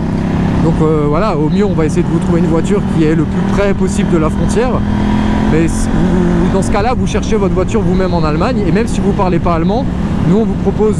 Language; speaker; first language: French; native; French